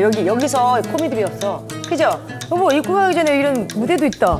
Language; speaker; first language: Korean; native; Korean